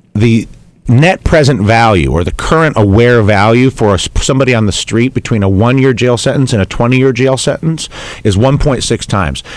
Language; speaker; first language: English; native; English